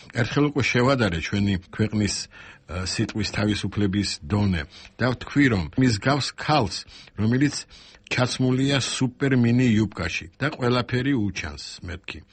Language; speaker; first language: Georgian; non-native, local second language; Armenian